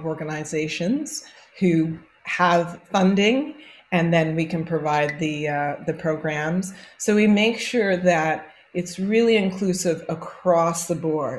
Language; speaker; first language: English; native; English